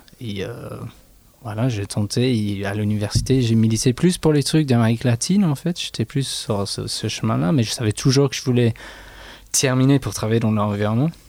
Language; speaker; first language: French; non-native, fluent; English